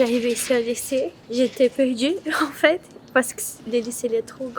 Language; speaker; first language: French; non-native, learner; Portuguese